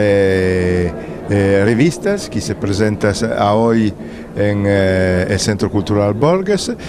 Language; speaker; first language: Spanish; non-native, fluent; Italian